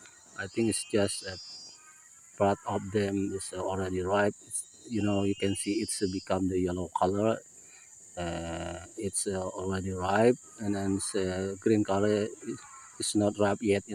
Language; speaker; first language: English; non-native, learner; Indonesian